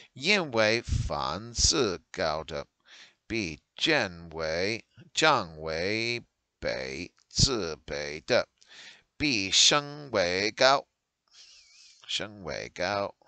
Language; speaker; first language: Chinese; non-native, learner; English